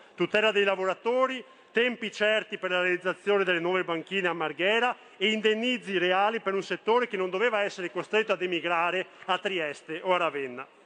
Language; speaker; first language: Italian; native; Italian